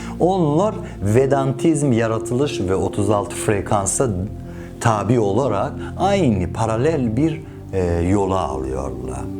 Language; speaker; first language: Turkish; non-native, fluent; Persian